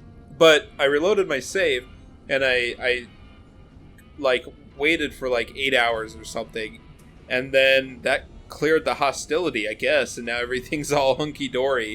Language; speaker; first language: English; native; English